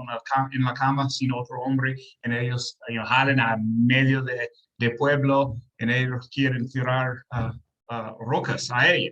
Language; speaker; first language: Spanish; non-native, learner; English